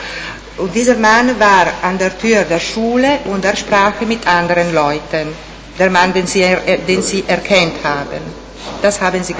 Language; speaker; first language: German; non-native, fluent; Italian